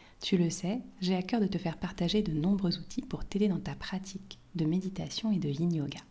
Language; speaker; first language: French; native; French